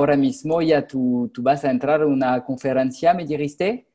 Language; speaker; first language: Spanish; non-native, fluent; French